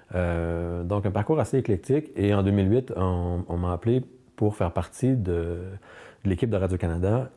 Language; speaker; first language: French; native; French